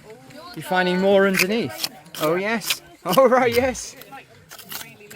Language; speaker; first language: English; native; English